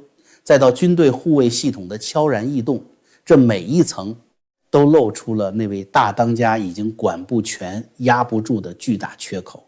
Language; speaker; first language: Chinese; native; Chinese